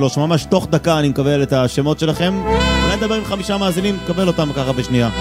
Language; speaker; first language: Hebrew; native; Hebrew